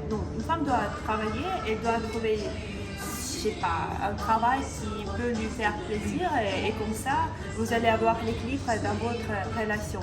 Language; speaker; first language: French; non-native, local second language; Ukrainian